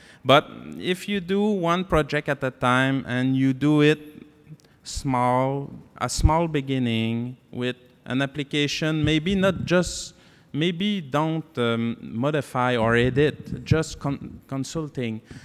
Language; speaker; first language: English; non-native, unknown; French